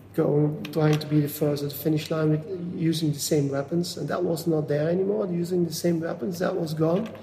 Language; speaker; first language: English; non-native, fluent; Dutch